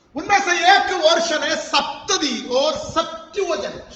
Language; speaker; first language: Hindi; non-native, local second language; Malayalam